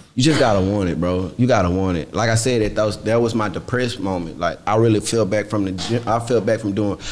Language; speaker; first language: English; native; English